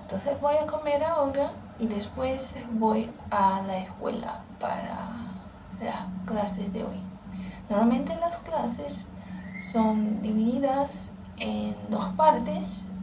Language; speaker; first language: Spanish; non-native, learner; Portuguese